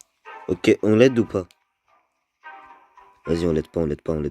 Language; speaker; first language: French; native; French